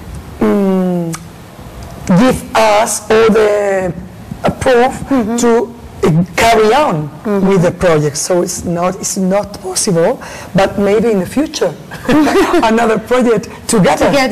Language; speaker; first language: English; non-native, learner; Spanish